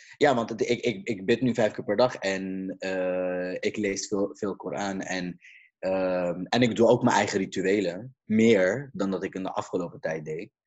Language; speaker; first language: Dutch; early bilingual, other home language; Caribbean Hindustani